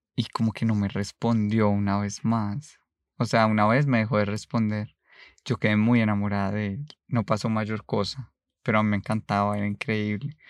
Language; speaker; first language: Spanish; native; Spanish